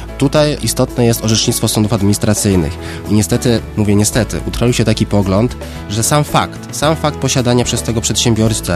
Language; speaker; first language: Polish; native; Polish